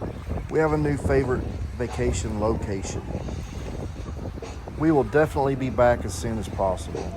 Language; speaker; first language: English; native; English